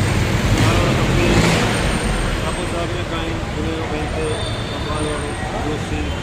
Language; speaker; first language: Filipino; non-native, learner; Punjabi